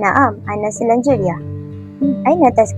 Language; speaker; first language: Arabic; non-native, learner; Malay